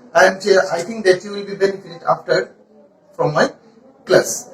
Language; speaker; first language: English; non-native, local second language; Bangla